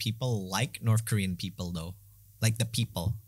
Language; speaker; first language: English; non-native, fluent; Indonesian